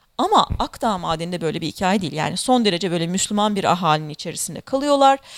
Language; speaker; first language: Turkish; native; Turkish